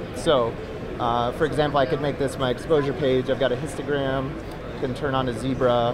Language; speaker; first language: English; native; English